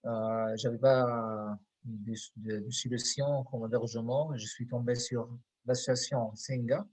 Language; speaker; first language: French; non-native, fluent; Arabic